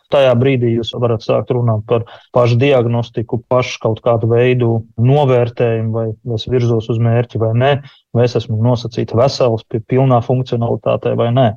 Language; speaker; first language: Latvian; native; Latvian